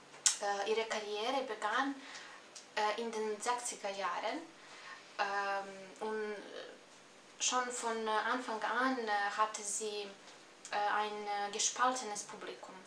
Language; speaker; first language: German; non-native, fluent; Serbian